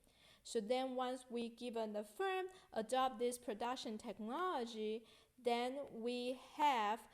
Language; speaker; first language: English; non-native, fluent; Chinese